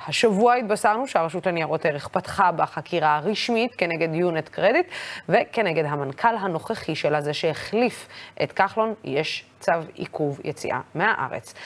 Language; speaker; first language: Hebrew; non-native, local second language; Arabic